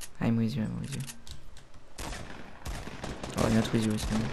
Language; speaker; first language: English; non-native, learner; French